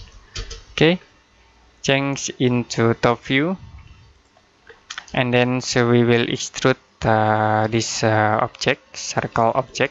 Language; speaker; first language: English; non-native, learner; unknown